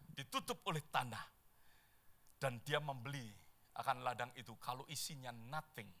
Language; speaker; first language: Indonesian; native; Indonesian